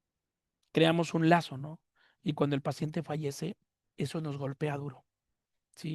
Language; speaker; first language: Spanish; native; Spanish